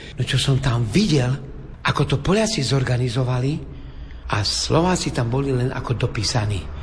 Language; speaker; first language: Slovak; native; Slovak